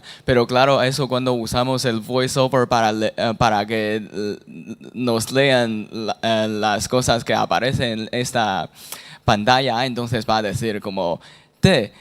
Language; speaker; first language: Spanish; non-native, fluent; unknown